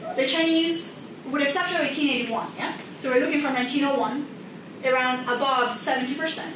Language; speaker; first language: English; non-native, fluent; Indonesian